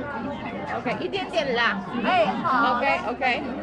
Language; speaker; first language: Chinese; non-native, learner; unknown